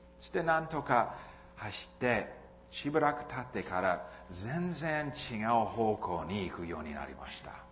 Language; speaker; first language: Japanese; non-native, fluent; English